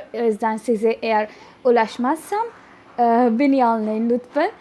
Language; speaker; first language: Turkish; non-native, fluent; Urdu